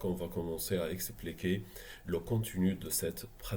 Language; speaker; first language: French; non-native, fluent; Arabic